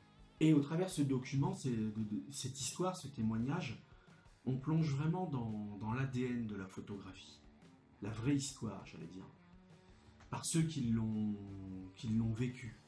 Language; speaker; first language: French; native; French